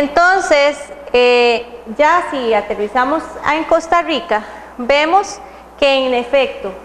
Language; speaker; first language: Spanish; native; Spanish